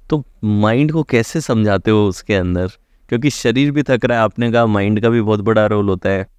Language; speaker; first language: Hindi; native; Hindi